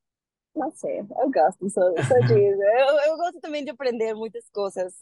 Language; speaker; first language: Portuguese; non-native, learner; Spanish